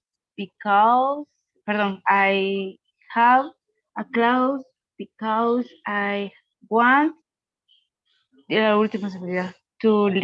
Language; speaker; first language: English; non-native, learner; Spanish